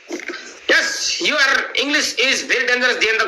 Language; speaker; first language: English; non-native, learner; Nepali